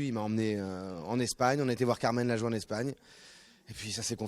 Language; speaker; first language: French; native; French